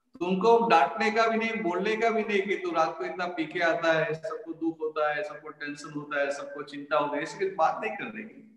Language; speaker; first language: Hindi; non-native, local second language; Gujarati